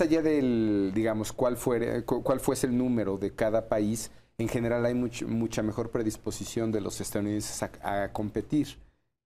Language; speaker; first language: Spanish; native; Spanish